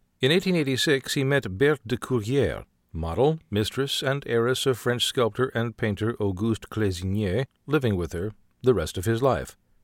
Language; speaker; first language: English; native; English